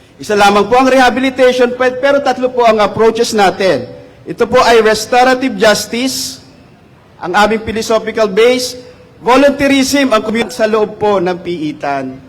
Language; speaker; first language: Filipino; native; Filipino